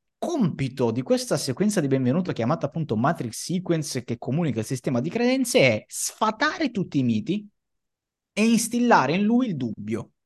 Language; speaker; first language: Italian; native; Italian